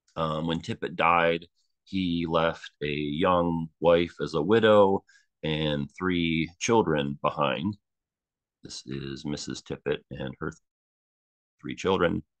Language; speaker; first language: English; native; English